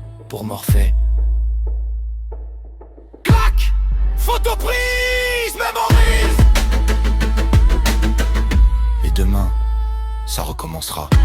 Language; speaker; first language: French; native; French